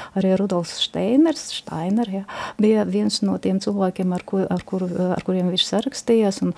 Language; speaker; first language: Latvian; non-native, local second language; Russian